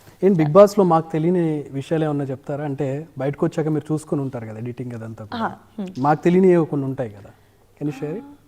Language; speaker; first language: Telugu; native; Telugu